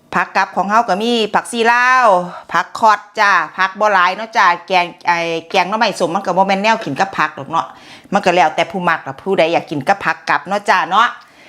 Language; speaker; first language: Thai; native; Thai